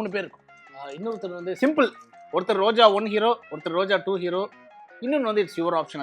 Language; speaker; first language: Tamil; native; Tamil